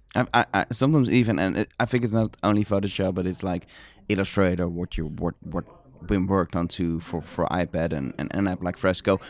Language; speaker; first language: English; non-native, fluent; Dutch